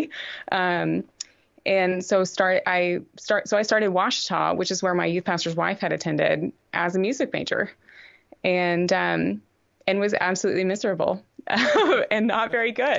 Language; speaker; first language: English; native; English